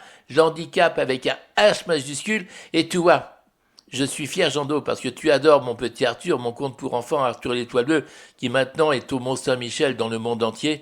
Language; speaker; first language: French; native; French